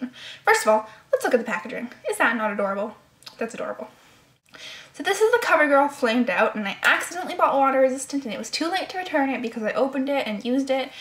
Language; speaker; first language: English; native; English